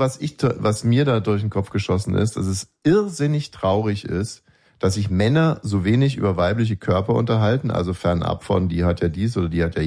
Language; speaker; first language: German; native; German